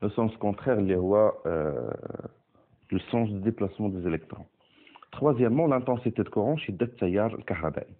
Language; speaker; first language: French; non-native, local second language; Arabic